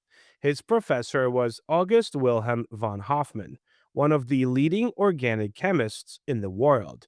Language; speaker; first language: English; native; English